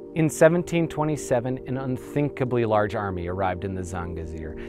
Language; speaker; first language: English; native; English